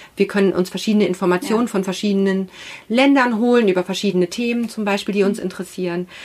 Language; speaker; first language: German; native; German